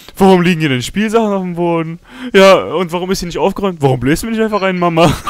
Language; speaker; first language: German; early bilingual, other home language; Russian